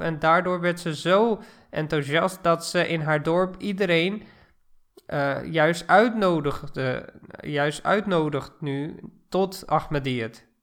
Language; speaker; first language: Dutch; non-native, fluent; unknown